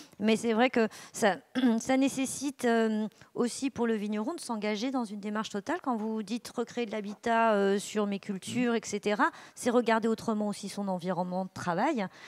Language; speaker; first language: French; native; French